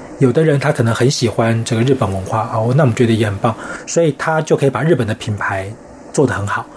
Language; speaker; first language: Chinese; native; Chinese